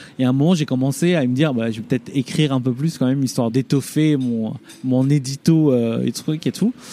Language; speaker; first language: French; early bilingual, other home language; Vietnamese